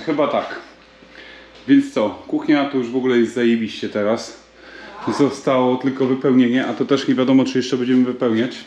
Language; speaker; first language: Polish; native; Polish